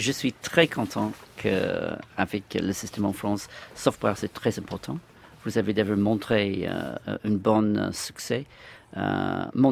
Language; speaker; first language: French; non-native, fluent; English